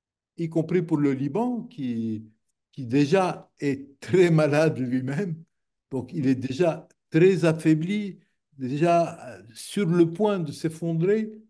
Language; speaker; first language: French; non-native, local second language; Arabic